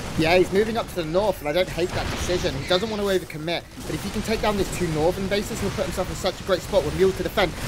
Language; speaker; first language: English; native; English